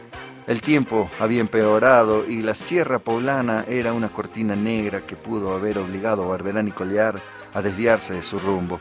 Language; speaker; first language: Spanish; native; Spanish